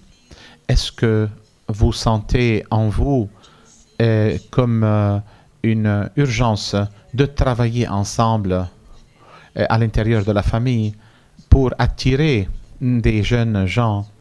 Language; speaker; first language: French; non-native, fluent; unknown